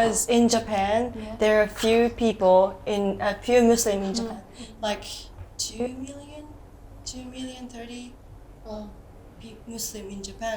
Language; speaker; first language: English; non-native, fluent; Japanese